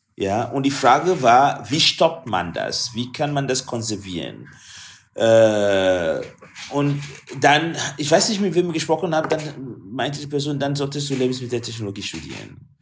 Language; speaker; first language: German; non-native, fluent; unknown